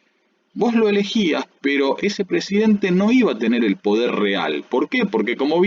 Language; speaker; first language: Spanish; native; Spanish